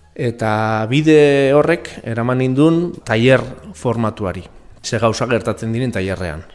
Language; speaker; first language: Basque; non-native, local second language; Spanish